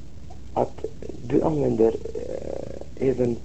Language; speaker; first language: Swedish; non-native, fluent; Arabic